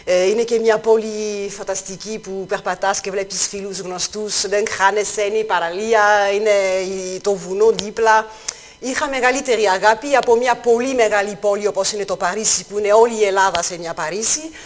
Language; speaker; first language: Greek; non-native, fluent; French